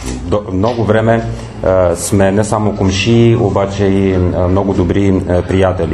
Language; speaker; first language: Bulgarian; non-native, fluent; Romanian